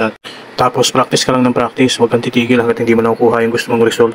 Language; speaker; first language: Filipino; native; Filipino